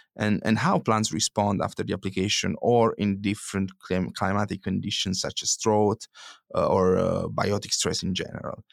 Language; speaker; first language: English; non-native, fluent; Italian